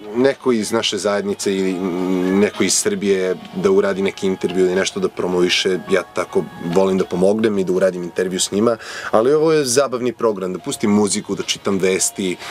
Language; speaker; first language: Croatian; early bilingual, other home language; Serbian